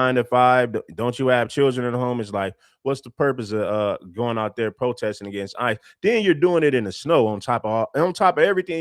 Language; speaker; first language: English; native; English